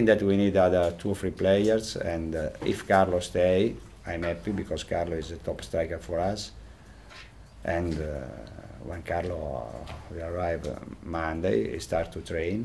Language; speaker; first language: English; non-native, fluent; Italian